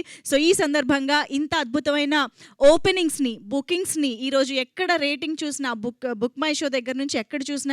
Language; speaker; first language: Telugu; native; Telugu